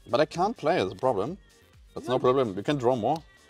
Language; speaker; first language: English; non-native, learner; German